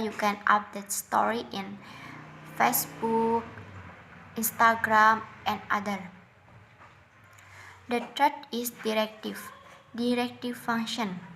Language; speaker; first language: English; non-native, learner; Indonesian